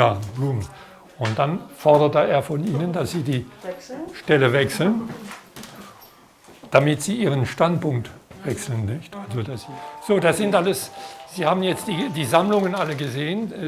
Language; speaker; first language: German; non-native, fluent; French